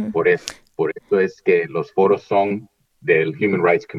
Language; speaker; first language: Spanish; early bilingual, heritage; Spanish